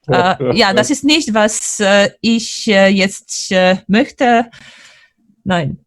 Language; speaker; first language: German; non-native, fluent; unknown